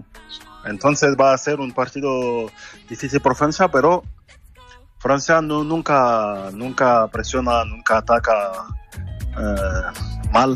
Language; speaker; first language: Spanish; non-native, fluent; French